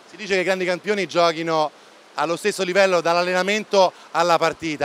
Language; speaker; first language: Italian; native; Italian